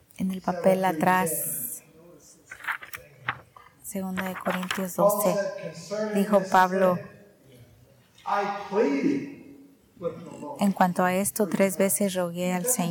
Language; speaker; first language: Spanish; early bilingual, heritage; Spanish